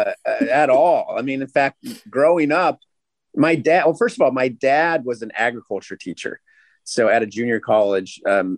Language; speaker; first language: English; native; English